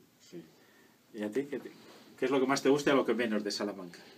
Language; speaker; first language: Spanish; native; Spanish